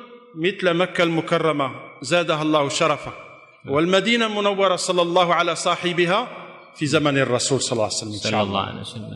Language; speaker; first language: Arabic; non-native, fluent; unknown